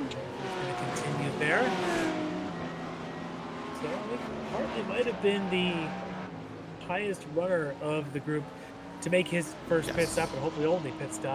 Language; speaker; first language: English; native; English